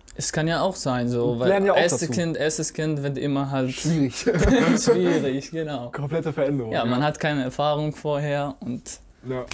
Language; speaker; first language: German; non-native, fluent; Arabic